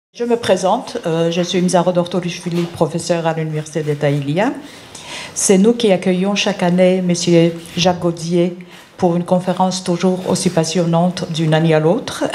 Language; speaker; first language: French; non-native, fluent; Georgian